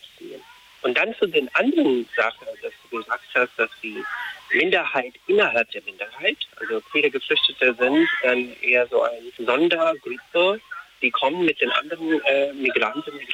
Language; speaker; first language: German; non-native, fluent; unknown